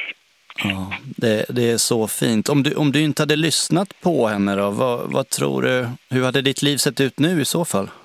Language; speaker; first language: Swedish; native; Swedish